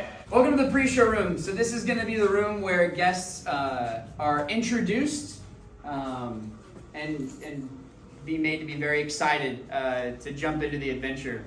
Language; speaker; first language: English; native; English